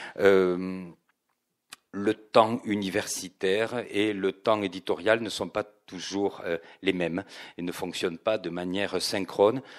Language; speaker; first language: French; native; French